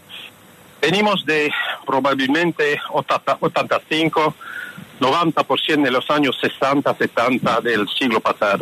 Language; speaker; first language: Spanish; non-native, fluent; French